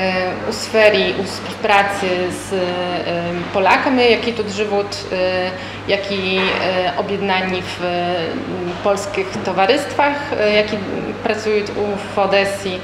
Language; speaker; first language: Ukrainian; non-native, fluent; Polish